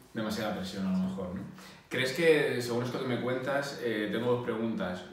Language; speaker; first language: Spanish; native; Spanish